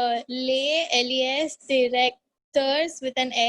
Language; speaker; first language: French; non-native, learner; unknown